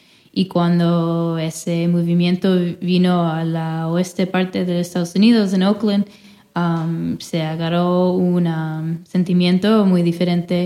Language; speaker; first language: Spanish; non-native, fluent; English